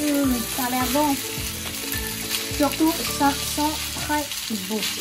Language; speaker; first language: French; non-native, learner; Thai